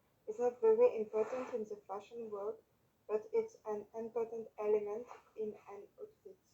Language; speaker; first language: English; non-native, learner; French